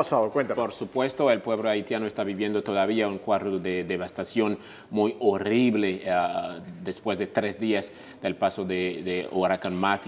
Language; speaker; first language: Spanish; non-native, fluent; Haitian Creole